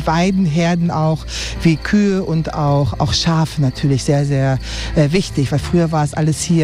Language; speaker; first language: German; native; German